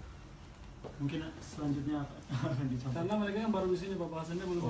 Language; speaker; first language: Indonesian; non-native, fluent; Turkish